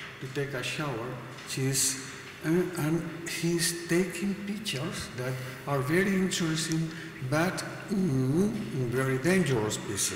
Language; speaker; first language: English; non-native, learner; Spanish